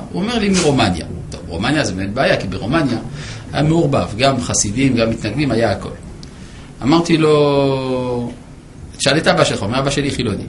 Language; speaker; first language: Hebrew; non-native, fluent; French